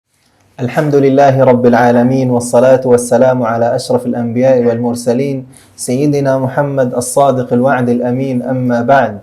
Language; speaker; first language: Arabic; native; Arabic